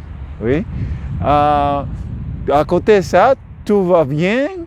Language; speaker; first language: French; non-native, learner; Spanish